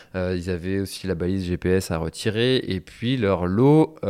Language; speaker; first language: French; native; French